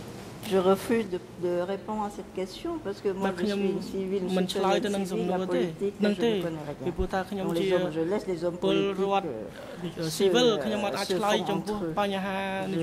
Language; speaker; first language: French; non-native, local second language; Khmer